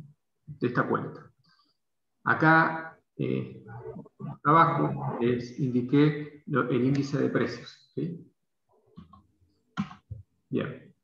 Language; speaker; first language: Spanish; native; Spanish